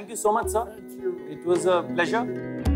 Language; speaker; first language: Hindi; native; Hindi